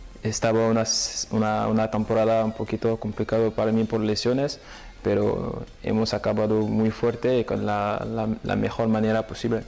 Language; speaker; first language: Spanish; non-native, fluent; French